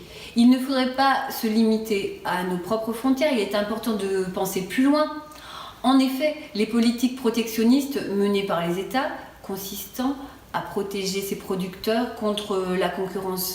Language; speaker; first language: French; native; French